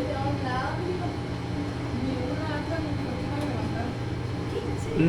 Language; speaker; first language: Spanish; native; Spanish